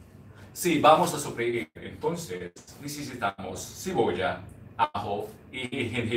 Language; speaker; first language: Spanish; non-native, learner; Filipino